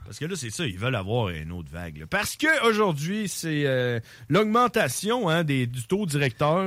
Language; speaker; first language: French; native; French